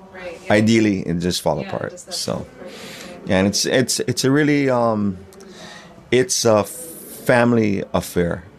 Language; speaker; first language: English; native; English